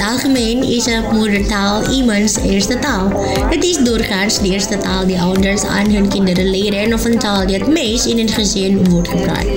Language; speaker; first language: Dutch; non-native, fluent; Indonesian